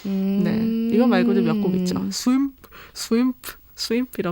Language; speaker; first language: Korean; native; Korean